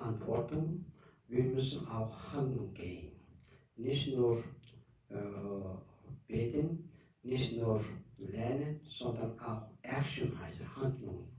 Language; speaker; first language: German; non-native, learner; Tibetan